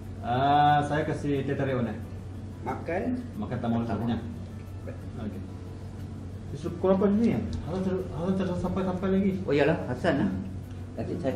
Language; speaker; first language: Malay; non-native, local second language; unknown